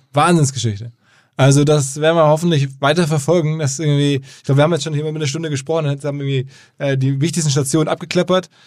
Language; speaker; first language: German; native; German